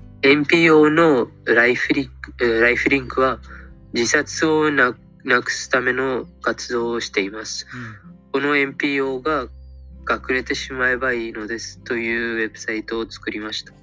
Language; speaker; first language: Japanese; non-native, fluent; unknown